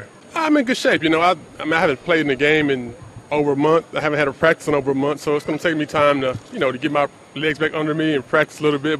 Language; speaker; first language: English; native; English